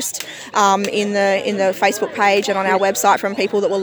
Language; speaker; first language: English; native; English